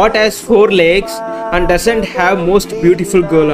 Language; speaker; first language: English; non-native, learner; Tamil